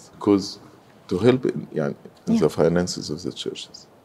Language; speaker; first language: English; non-native, fluent; Arabic